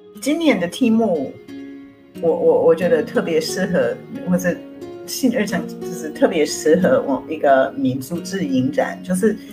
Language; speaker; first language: Chinese; non-native, fluent; English